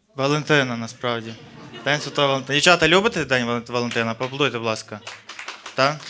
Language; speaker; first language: Ukrainian; native; Ukrainian